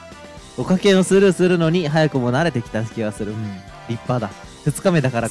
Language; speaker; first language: Japanese; native; Japanese